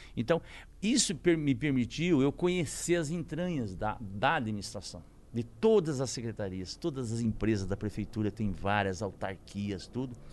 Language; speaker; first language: Portuguese; native; Portuguese